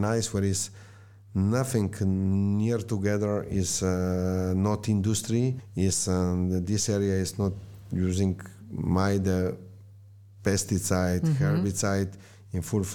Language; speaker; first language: English; non-native, learner; Slovenian